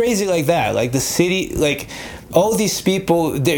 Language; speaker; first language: English; non-native, fluent; Portuguese